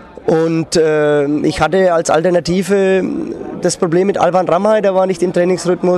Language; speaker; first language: German; native; German